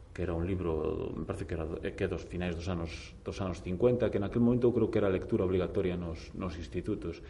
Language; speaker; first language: Galician; non-native, local second language; Spanish